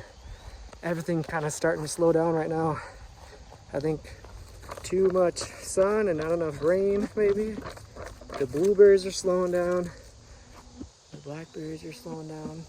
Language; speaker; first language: English; native; English